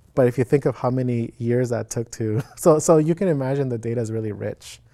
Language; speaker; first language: English; native; English